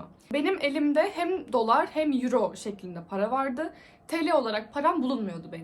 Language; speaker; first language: Turkish; native; Turkish